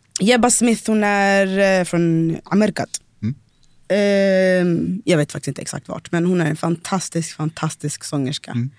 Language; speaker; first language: Swedish; native; Swedish